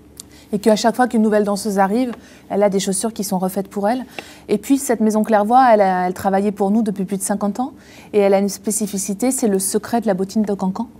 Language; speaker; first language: French; native; French